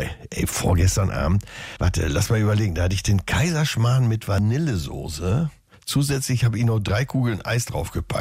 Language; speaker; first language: German; native; German